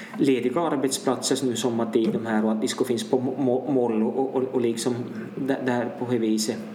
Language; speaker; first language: Swedish; native; Swedish